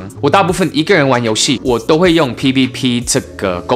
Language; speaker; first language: Chinese; early bilingual, heritage; English